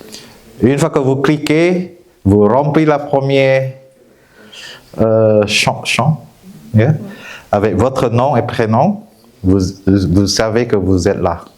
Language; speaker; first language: French; non-native, fluent; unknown